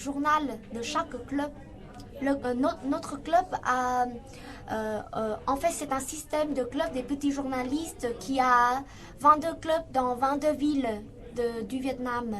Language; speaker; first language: French; non-native, fluent; Vietnamese